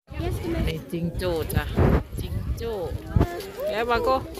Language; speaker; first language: Danish; non-native, learner; Thai